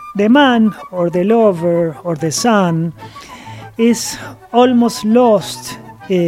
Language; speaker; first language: English; non-native, fluent; Spanish